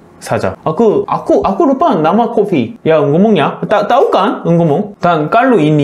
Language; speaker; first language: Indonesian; non-native, learner; Korean